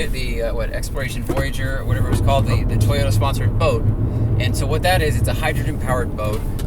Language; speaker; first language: English; native; English